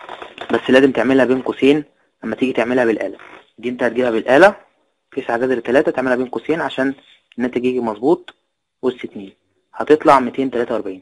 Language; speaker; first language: Arabic; native; Arabic